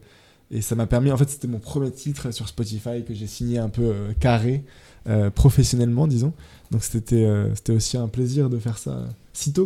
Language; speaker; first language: French; native; French